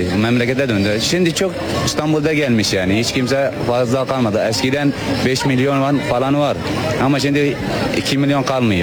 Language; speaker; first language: Turkish; non-native, learner; Arabic